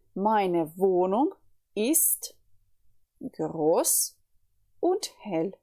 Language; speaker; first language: German; non-native, fluent; Ukrainian